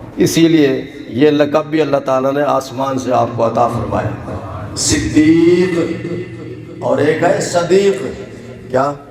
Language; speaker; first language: Urdu; non-native, local second language; Punjabi